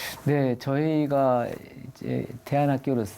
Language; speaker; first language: Korean; native; Korean